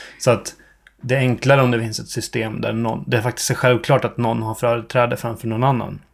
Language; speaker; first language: Swedish; native; Swedish